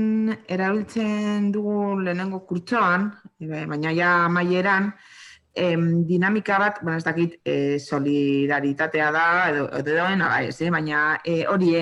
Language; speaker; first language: Basque; non-native, local second language; Spanish